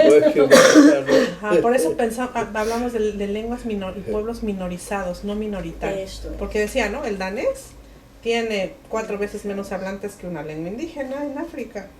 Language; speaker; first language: Spanish; non-native, local second language; Mixtepec Mixtec